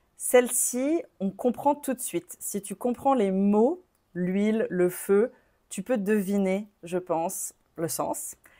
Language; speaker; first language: French; native; French